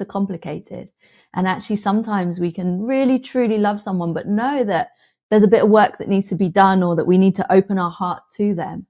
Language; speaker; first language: English; native; English